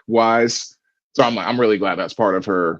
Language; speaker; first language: English; native; English